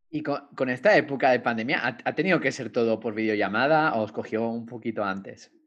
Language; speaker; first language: Spanish; native; Spanish